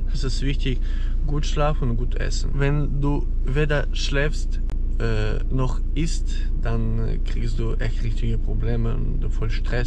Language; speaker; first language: German; non-native, fluent; Ukrainian